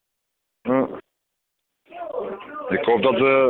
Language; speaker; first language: Dutch; non-native, fluent; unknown